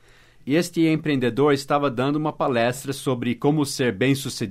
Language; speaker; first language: Portuguese; non-native, fluent; English